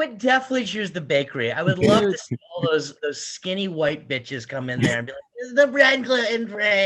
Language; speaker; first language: English; native; English